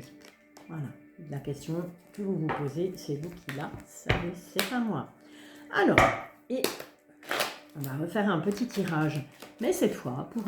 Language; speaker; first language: French; native; French